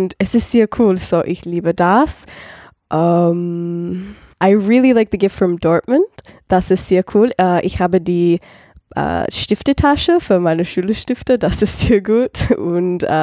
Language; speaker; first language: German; non-native, learner; English